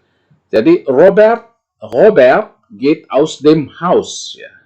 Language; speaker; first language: German; non-native, fluent; Indonesian